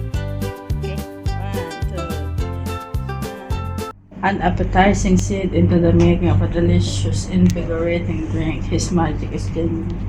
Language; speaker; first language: English; non-native, local second language; Filipino